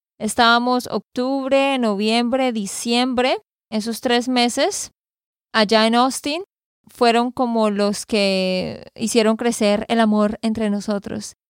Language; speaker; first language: Spanish; native; Spanish